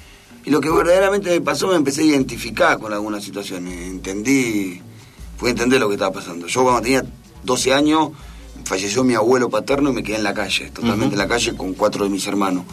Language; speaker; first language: Spanish; native; Spanish